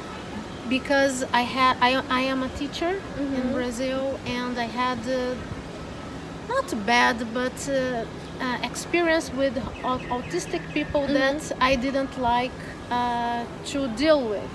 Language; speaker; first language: English; non-native, learner; Portuguese